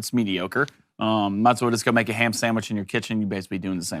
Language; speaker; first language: English; native; English